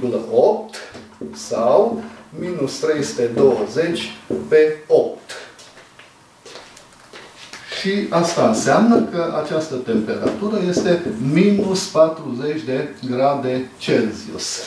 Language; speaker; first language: Romanian; native; Romanian